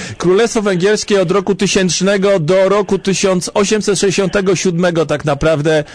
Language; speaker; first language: Polish; native; Polish